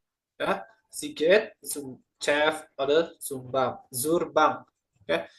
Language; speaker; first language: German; non-native, learner; Indonesian